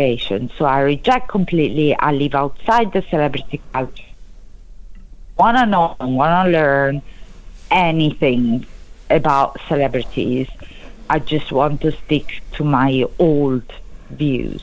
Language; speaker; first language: English; non-native, fluent; Italian